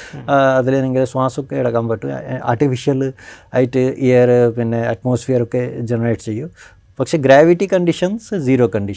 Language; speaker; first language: Malayalam; non-native, fluent; Bangla